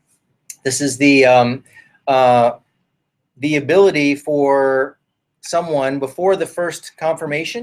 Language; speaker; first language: English; native; English